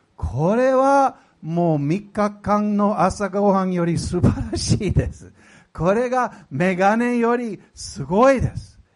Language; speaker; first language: Japanese; non-native, fluent; English